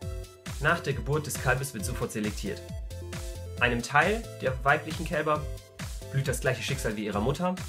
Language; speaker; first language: German; native; German